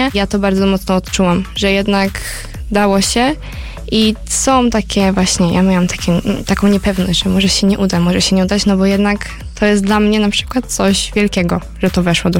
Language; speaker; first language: Polish; native; Polish